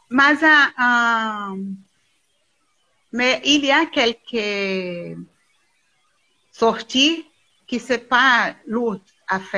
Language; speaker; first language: French; non-native, learner; Portuguese